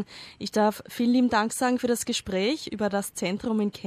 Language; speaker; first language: German; native; German